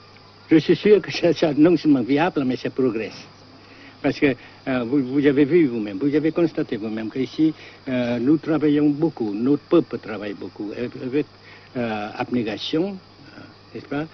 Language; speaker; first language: French; non-native, fluent; Vietnamese